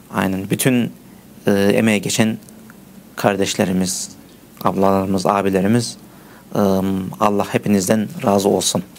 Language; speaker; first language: Turkish; early bilingual, heritage; Turkish